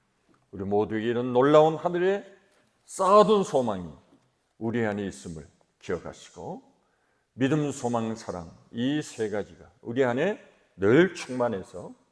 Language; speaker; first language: Korean; native; Korean